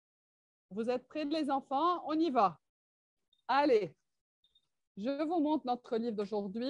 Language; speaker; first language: French; non-native, local second language; Arabic